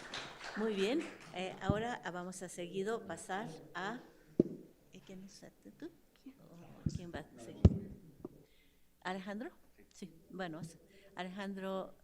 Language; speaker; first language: Spanish; non-native, fluent; Japanese